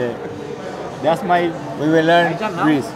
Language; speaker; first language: English; non-native, fluent; Romanian